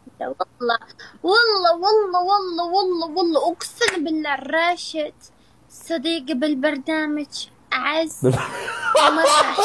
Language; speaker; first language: Arabic; non-native, learner; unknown